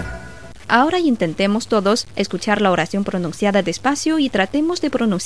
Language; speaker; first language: Spanish; non-native, fluent; Chinese